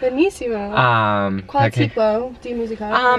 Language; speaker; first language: Italian; non-native, learner; English